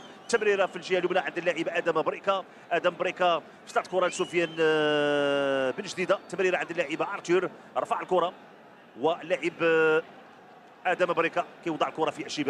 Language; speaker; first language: Arabic; native; Arabic